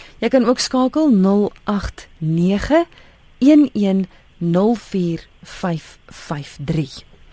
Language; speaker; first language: Afrikaans; native; Afrikaans